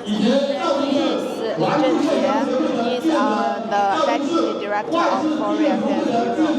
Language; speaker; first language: Chinese; native; Chinese